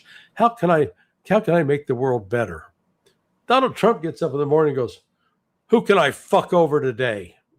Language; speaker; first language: English; native; English